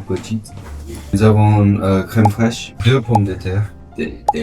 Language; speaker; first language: French; non-native, learner; English